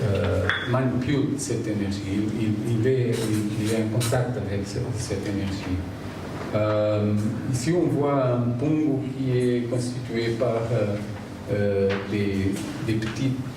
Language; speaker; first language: French; non-native, fluent; Portuguese